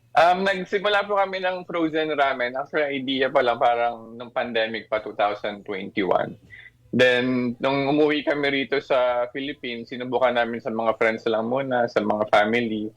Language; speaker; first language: Filipino; native; Filipino